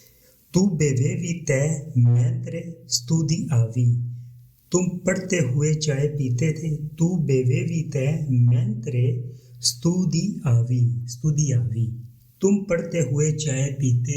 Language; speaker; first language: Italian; non-native, learner; Urdu